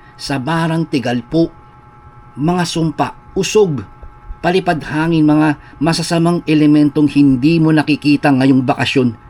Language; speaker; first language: Filipino; non-native, local second language; Pampanga